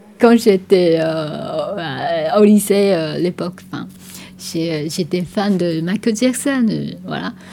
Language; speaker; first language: French; non-native, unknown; Min Nan Chinese